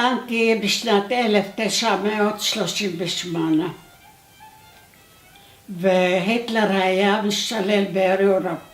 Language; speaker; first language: Hebrew; non-native, fluent; Arabic